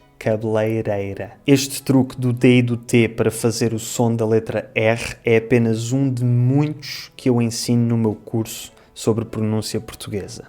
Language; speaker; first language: Portuguese; native; Portuguese